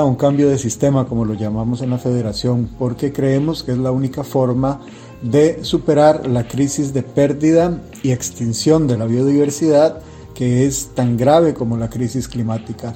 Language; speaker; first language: Spanish; native; Spanish